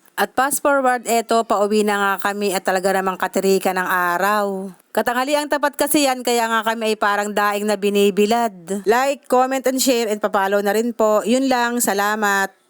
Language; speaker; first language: Filipino; native; Filipino